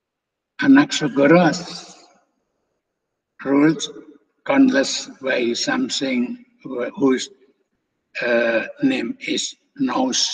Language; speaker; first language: English; non-native, fluent; Indonesian